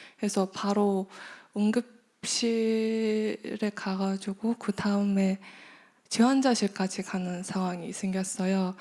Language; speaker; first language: Korean; non-native, fluent; Mongolian